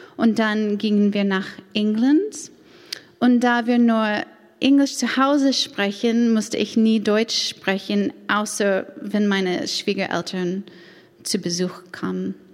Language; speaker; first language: German; non-native, fluent; English